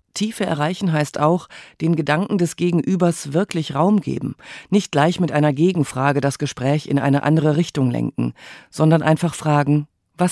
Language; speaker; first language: German; native; German